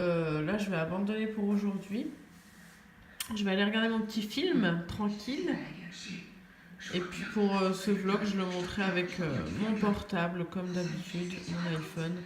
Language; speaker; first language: French; native; French